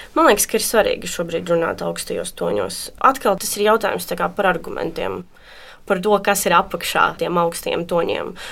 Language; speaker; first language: Latvian; non-native, local second language; Russian